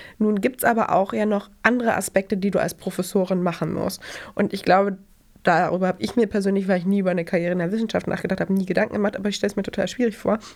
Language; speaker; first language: German; native; German